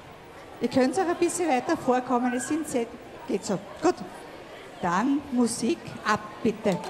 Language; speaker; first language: German; native; German